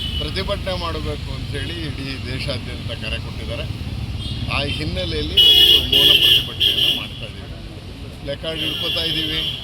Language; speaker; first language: Kannada; native; Kannada